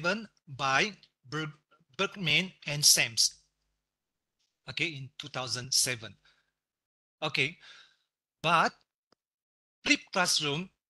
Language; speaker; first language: English; non-native, local second language; Malay